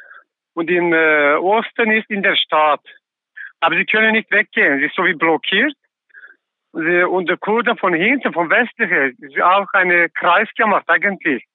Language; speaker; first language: German; non-native, learner; Kurdish